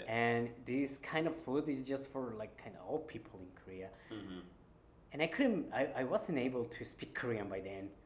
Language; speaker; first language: English; non-native, fluent; Spanish